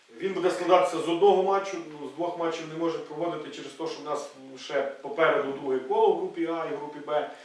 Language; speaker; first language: Ukrainian; native; Ukrainian